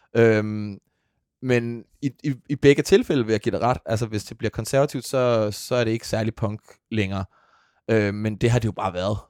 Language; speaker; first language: Danish; native; Danish